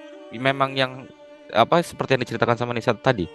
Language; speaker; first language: Indonesian; native; Indonesian